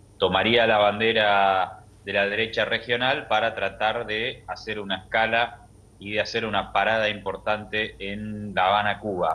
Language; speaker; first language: Spanish; native; Spanish